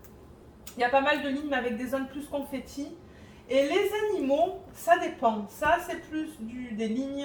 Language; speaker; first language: French; native; French